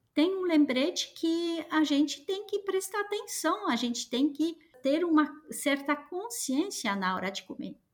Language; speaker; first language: Portuguese; non-native, fluent; French